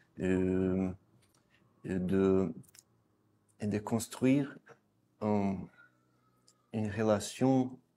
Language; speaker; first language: French; non-native, fluent; Portuguese